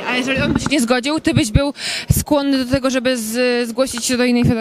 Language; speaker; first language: Polish; native; Polish